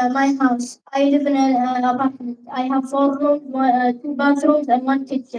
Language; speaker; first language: English; non-native, learner; Arabic